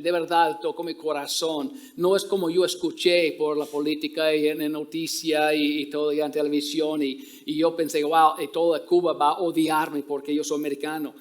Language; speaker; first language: Spanish; non-native, fluent; English